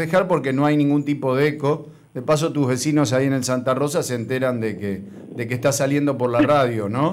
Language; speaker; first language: Spanish; native; Spanish